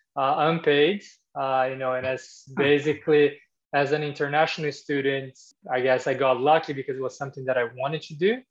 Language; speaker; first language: English; non-native, fluent; Portuguese